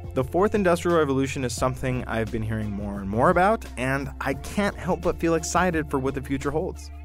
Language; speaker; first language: English; native; English